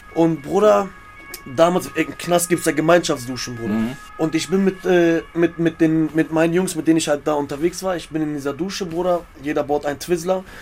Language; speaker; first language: German; native; German